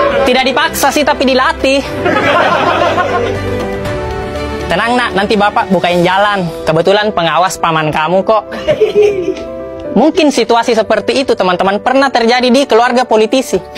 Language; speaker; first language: Indonesian; native; Indonesian